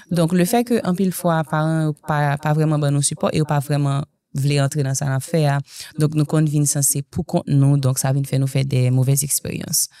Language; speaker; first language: French; non-native, local second language; Haitian Creole